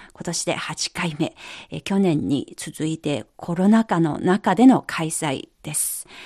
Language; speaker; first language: Japanese; non-native, fluent; Chinese